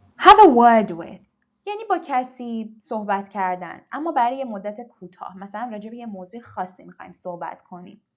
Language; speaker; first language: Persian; native; Persian